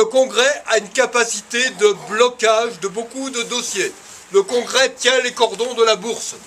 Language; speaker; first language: French; native; French